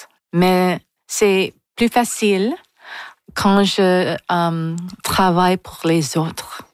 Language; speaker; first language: French; non-native, learner; English